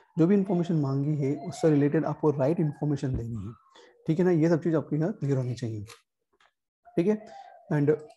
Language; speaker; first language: Hindi; native; Hindi